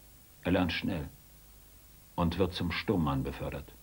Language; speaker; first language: German; native; German